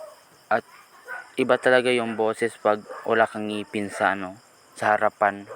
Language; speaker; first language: Filipino; non-native, local second language; Cebuano